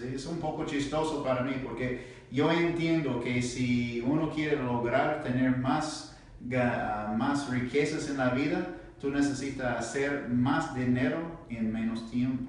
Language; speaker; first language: Spanish; non-native, learner; English